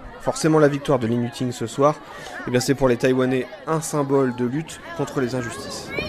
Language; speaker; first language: French; native; French